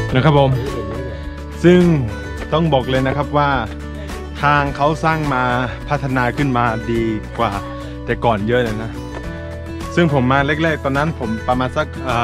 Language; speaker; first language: Thai; non-native, local second language; Karen languages